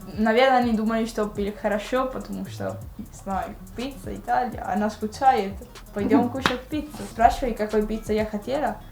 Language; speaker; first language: Russian; non-native, learner; Italian